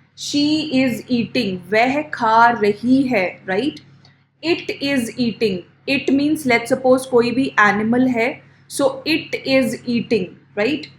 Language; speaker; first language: Hindi; native; Hindi